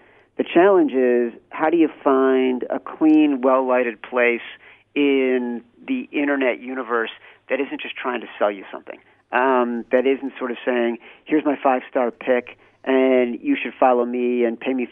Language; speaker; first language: English; native; English